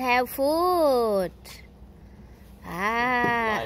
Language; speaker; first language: English; non-native, learner; Vietnamese